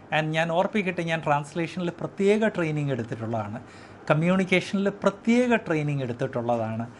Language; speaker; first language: Malayalam; non-native, local second language; Hindi